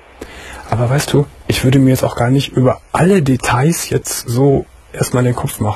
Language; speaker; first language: German; native; German